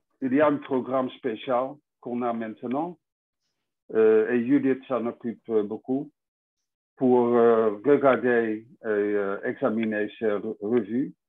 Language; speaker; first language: French; non-native, fluent; Dutch